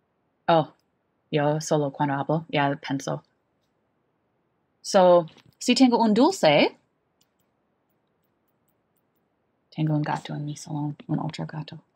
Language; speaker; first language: Spanish; non-native, fluent; English